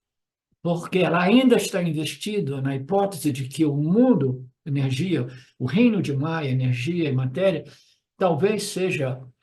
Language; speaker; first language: Portuguese; native; Portuguese